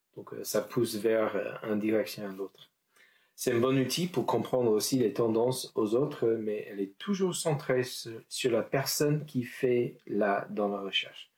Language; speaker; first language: French; non-native, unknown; English